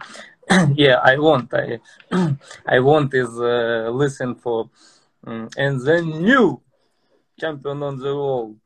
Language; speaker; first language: English; non-native, learner; Russian